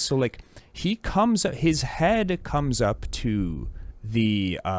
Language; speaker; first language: English; native; English